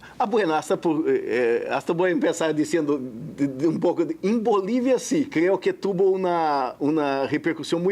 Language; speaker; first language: Spanish; non-native, fluent; Portuguese